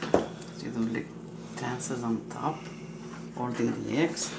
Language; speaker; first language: English; non-native, learner; Portuguese